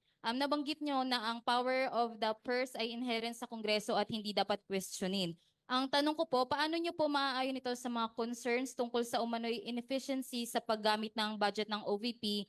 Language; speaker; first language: Filipino; native; Filipino